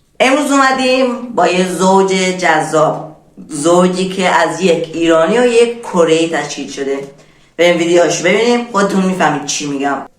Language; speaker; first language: Persian; native; Persian